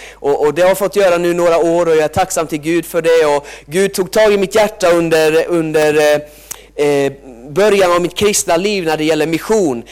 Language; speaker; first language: Swedish; early bilingual, other home language; Finnish